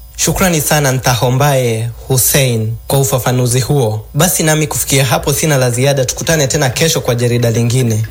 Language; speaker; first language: Swahili; native; Swahili